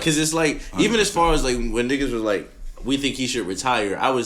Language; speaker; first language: English; native; English